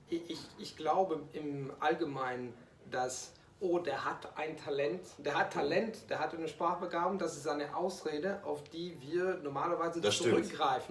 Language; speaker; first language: German; non-native, fluent; Italian